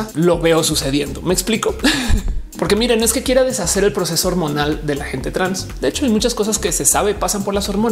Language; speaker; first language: Spanish; native; Spanish